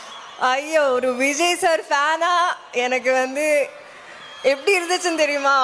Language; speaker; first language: Tamil; non-native, local second language; Malayalam